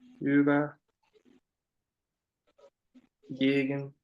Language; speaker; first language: German; non-native, fluent; Portuguese